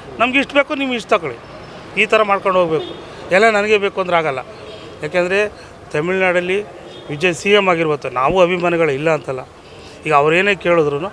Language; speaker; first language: Kannada; native; Kannada